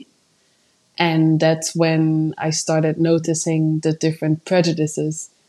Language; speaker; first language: English; non-native, fluent; Upper Guinea Crioulo